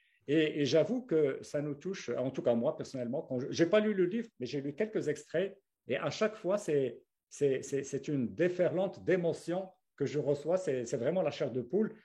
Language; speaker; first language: French; non-native, local second language; Arabic